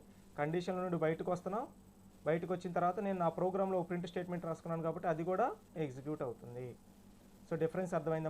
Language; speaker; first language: Telugu; native; Telugu